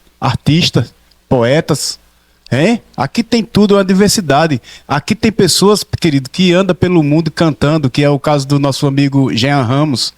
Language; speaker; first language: Portuguese; native; Portuguese